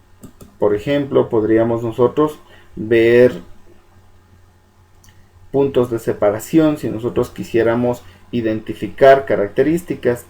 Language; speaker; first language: Spanish; native; Spanish